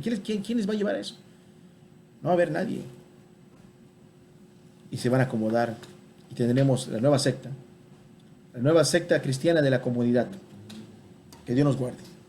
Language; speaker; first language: Spanish; native; Spanish